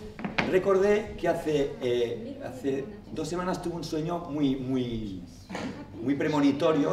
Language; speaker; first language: Spanish; native; Spanish